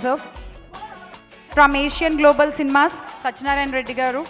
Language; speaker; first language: Telugu; native; Telugu